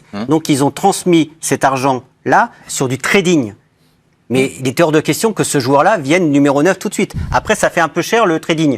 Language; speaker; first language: French; native; French